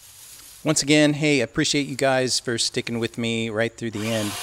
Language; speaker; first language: English; native; English